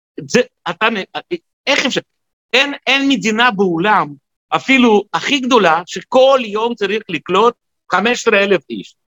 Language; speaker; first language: Hebrew; non-native, fluent; Russian